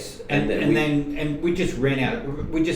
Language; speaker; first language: English; native; English